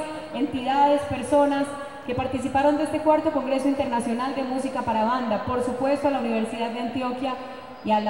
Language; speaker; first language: Spanish; native; Spanish